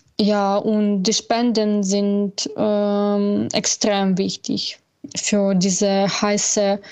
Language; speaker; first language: German; non-native, learner; Ukrainian